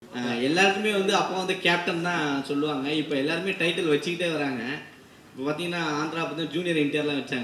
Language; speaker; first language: Tamil; native; Tamil